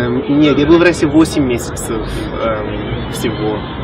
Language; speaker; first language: Russian; non-native, fluent; English